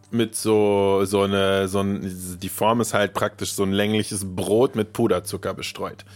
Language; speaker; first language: German; early bilingual, other home language; Russian